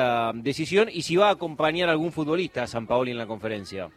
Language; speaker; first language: Spanish; native; Spanish